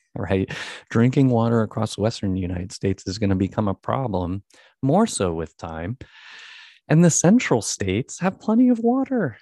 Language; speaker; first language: English; native; English